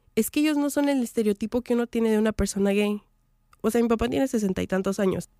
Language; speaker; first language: Spanish; native; Spanish